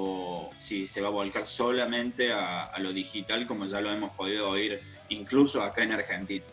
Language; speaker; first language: Spanish; native; Spanish